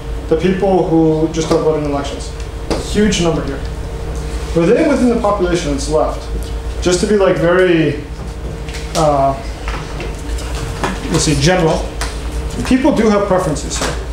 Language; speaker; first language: English; native; English